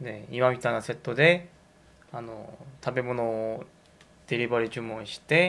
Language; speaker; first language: Japanese; non-native, fluent; Korean